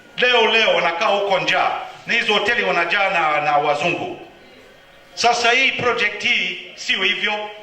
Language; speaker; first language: Swahili; non-native, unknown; English